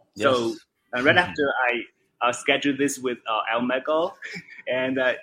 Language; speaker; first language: English; non-native, fluent; Chinese